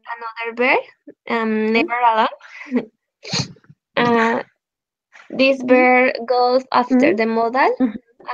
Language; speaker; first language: English; non-native, learner; Spanish